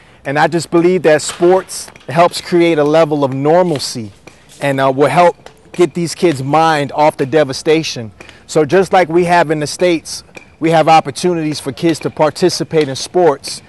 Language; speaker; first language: English; native; English